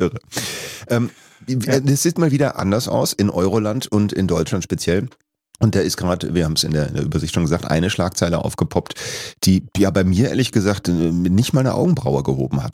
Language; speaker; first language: German; native; German